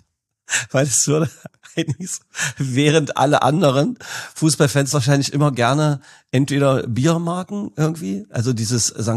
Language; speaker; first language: German; native; German